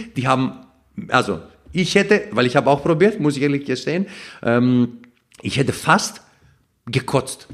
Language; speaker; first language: German; non-native, fluent; Greek